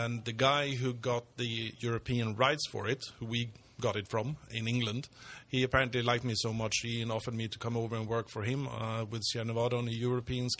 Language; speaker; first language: English; non-native, fluent; Swedish